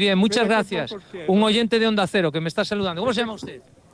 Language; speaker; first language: Spanish; native; Spanish